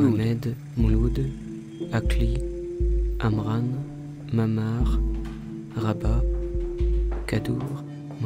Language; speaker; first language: French; native; French